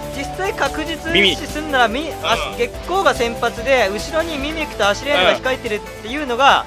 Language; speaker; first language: Japanese; native; Japanese